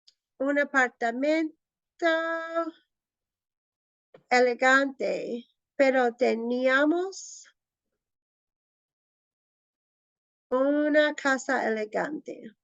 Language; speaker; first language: Spanish; non-native, fluent; English